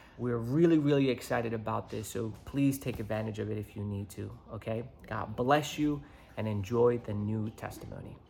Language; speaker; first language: English; native; English